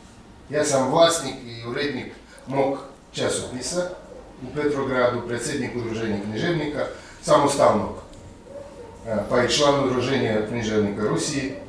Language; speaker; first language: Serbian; non-native, fluent; Russian